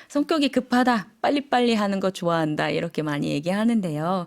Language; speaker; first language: Korean; native; Korean